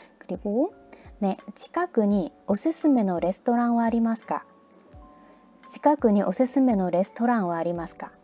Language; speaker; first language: Japanese; non-native, fluent; Korean